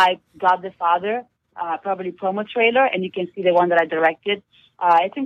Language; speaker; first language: English; non-native, fluent; Italian